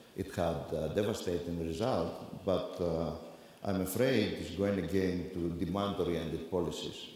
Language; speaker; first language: English; non-native, fluent; Greek